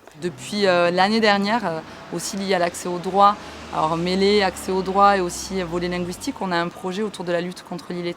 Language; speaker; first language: French; native; French